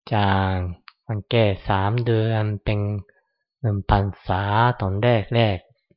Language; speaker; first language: Thai; non-native, fluent; Japanese